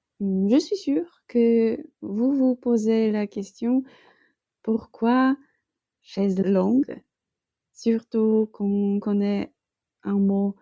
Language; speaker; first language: French; non-native, fluent; Polish